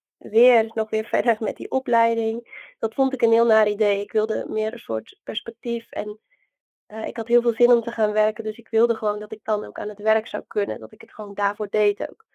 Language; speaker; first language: Dutch; native; Dutch